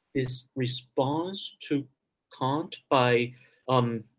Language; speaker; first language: English; early bilingual, other home language; Chinese